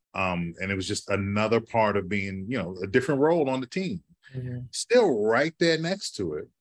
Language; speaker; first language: English; native; English